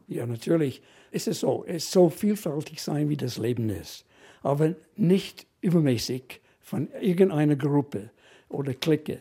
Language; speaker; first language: German; non-native, fluent; English